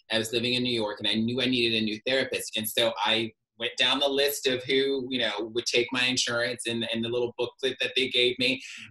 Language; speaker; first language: English; native; English